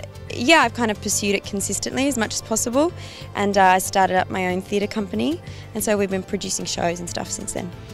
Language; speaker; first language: English; early bilingual, other home language; Portuguese